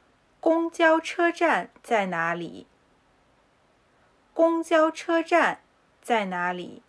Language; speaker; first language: Chinese; non-native, fluent; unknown